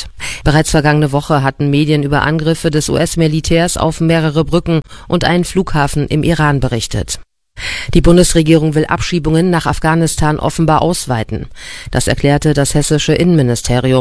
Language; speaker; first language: German; native; German